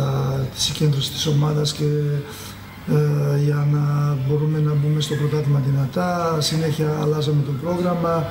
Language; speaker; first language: Greek; non-native, fluent; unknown